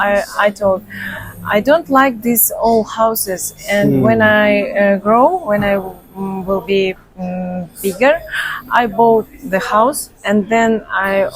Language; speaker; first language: English; non-native, learner; Russian